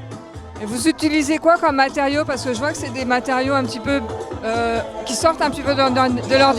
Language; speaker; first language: French; native; French